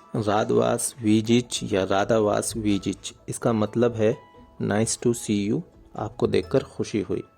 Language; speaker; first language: Hindi; native; Hindi